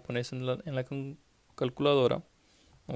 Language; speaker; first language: Spanish; early bilingual, heritage; English